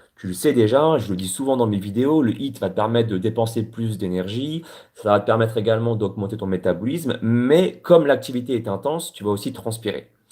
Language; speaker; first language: French; native; French